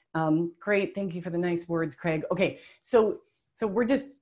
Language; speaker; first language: English; native; English